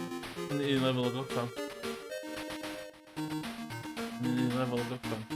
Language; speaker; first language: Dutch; non-native, learner; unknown